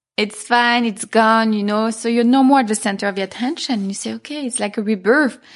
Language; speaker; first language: English; non-native, fluent; French